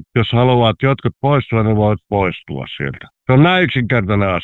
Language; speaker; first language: Finnish; native; Finnish